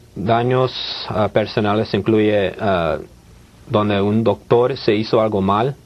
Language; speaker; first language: Spanish; early bilingual, heritage; Spanish